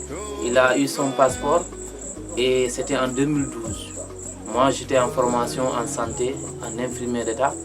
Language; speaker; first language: French; non-native, local second language; Mandingo